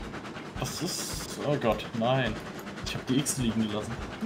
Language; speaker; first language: German; native; German